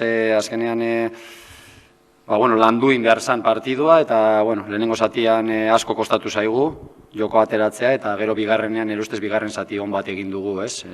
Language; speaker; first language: Basque; native; Basque